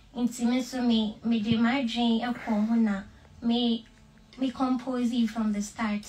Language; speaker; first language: English; non-native, local second language; Akan